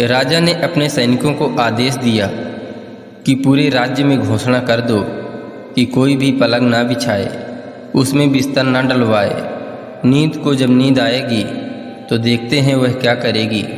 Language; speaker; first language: Hindi; native; Hindi